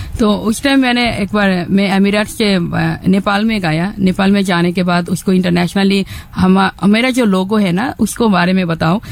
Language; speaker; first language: Hindi; non-native, fluent; Bangla